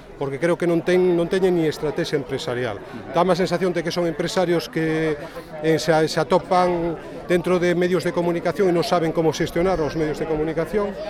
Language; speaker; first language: Galician; native; Galician